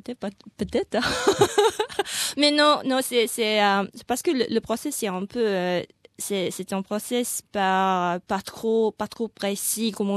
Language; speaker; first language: French; non-native, learner; Indonesian